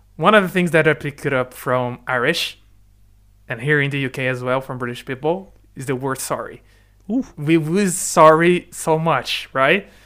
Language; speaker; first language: English; non-native, fluent; Portuguese